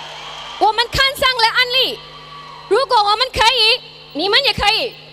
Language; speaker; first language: Chinese; non-native, learner; Tamil